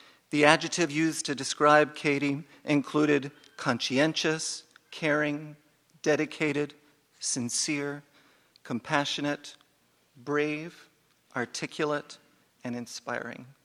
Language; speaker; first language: English; native; English